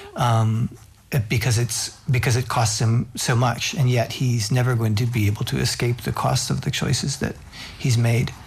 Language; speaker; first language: English; native; English